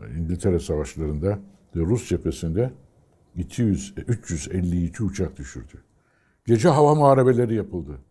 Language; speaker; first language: Turkish; native; Turkish